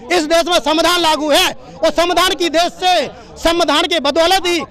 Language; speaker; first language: Hindi; native; Hindi